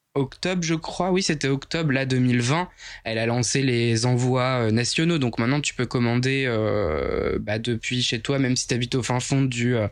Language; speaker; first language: French; native; French